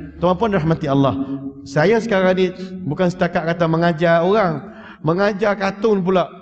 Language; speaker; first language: Malay; early bilingual, heritage; Malay